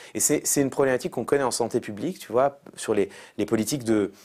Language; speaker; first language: French; native; French